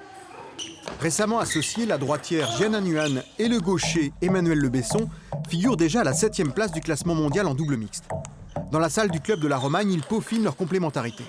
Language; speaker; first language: French; native; French